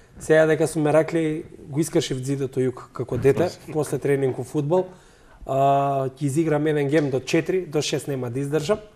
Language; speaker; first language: Macedonian; native; Macedonian